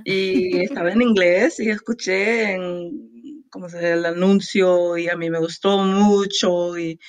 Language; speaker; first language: Spanish; non-native, learner; English